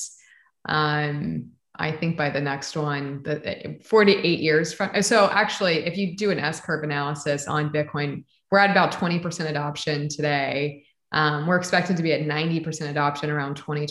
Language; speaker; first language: English; native; English